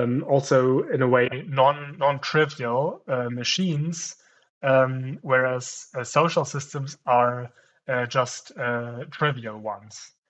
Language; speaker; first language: English; non-native, fluent; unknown